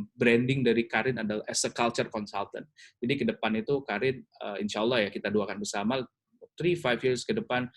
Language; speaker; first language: Indonesian; native; Indonesian